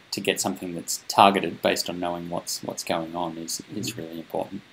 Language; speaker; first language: English; native; English